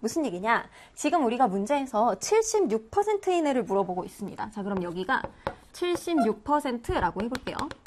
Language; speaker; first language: Korean; native; Korean